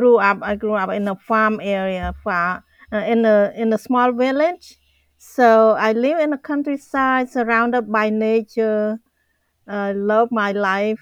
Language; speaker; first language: English; non-native, fluent; Khmer